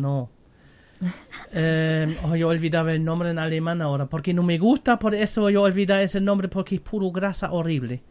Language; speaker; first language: Spanish; non-native, fluent; German